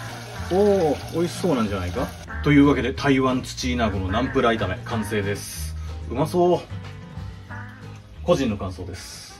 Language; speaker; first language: Japanese; native; Japanese